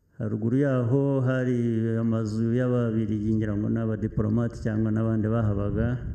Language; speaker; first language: Kinyarwanda; early bilingual, heritage; Kinyarwanda